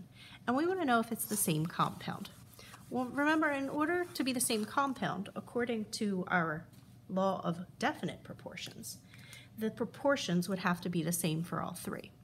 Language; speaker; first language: English; native; English